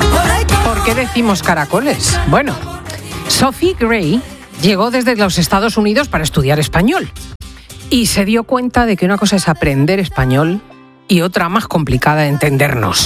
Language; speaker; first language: Spanish; native; Spanish